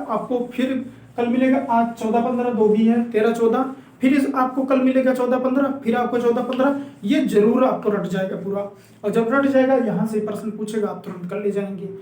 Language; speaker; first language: Hindi; native; Hindi